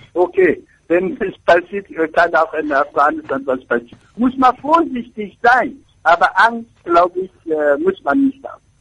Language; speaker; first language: German; non-native, fluent; Persian